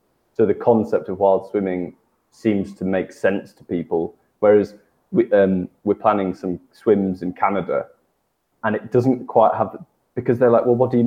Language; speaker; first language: English; native; English